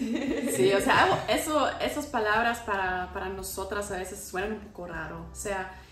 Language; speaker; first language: Spanish; non-native, fluent; German